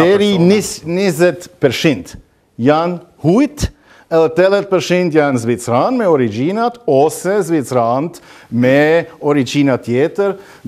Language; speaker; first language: Albanian; non-native, learner; German